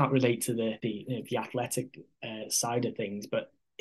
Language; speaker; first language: English; native; English